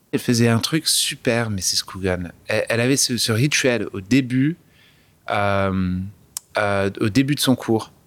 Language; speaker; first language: French; early bilingual, other home language; English